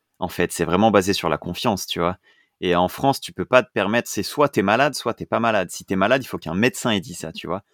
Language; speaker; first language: French; native; French